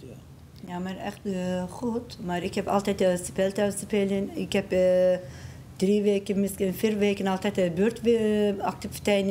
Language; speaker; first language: Dutch; non-native, local second language; Turkish